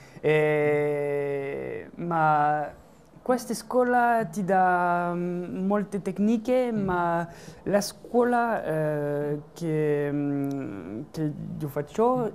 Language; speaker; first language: Italian; non-native, learner; French